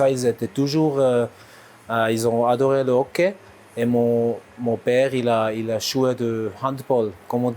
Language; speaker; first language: French; non-native, local second language; German